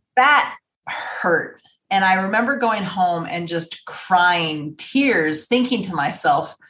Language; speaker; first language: English; native; English